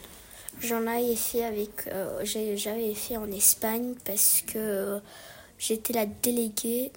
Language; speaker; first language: French; early bilingual, other home language; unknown